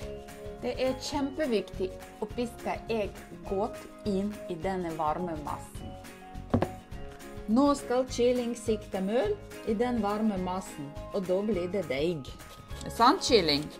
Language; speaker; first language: Norwegian; non-native, learner; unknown